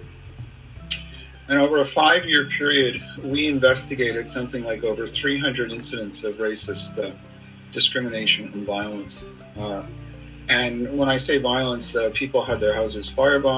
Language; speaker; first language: English; native; English